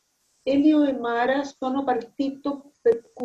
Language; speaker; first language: Italian; non-native, learner; Spanish